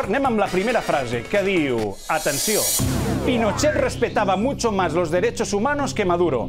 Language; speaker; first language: Catalan; native; Catalan